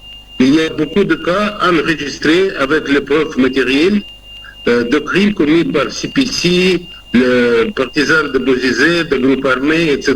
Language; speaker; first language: French; non-native, fluent; Russian